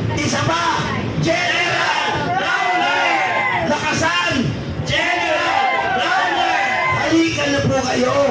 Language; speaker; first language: Filipino; native; Filipino